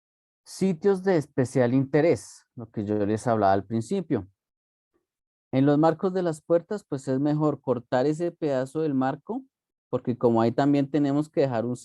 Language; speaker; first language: Spanish; native; Spanish